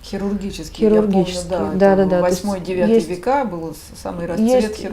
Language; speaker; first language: Russian; native; Russian